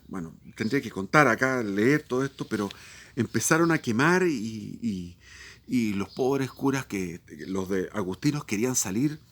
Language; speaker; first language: Spanish; native; Spanish